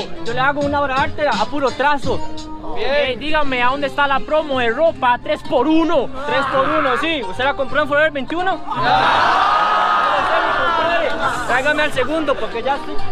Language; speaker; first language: Spanish; native; Spanish